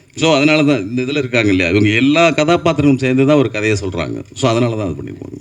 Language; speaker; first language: Tamil; native; Tamil